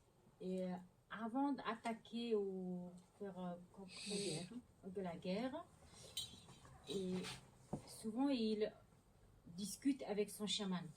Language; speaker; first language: French; non-native, learner; Mongolian